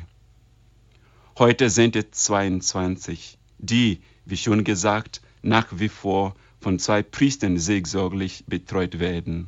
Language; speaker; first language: German; non-native, fluent; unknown